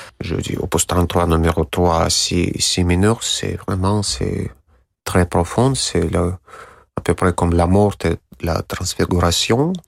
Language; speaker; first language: French; non-native, learner; Russian